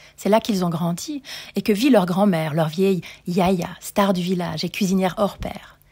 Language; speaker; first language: French; native; French